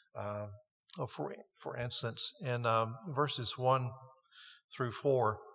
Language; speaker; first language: English; native; English